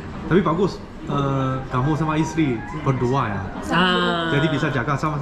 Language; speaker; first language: Indonesian; non-native, learner; Chinese